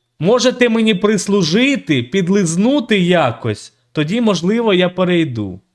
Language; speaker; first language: Ukrainian; native; Ukrainian